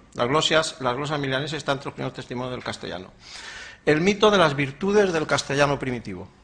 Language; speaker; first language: Spanish; native; Spanish